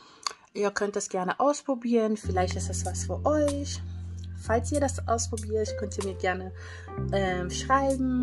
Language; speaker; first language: German; non-native, fluent; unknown